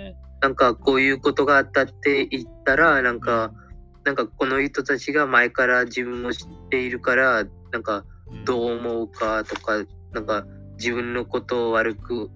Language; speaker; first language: Japanese; non-native, fluent; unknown